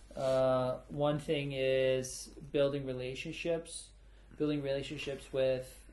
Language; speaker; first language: English; early bilingual, other home language; German